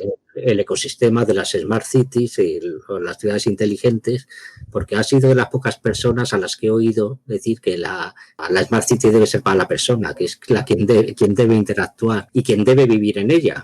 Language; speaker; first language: Spanish; native; Spanish